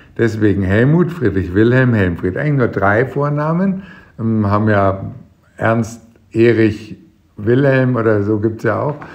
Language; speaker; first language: German; native; German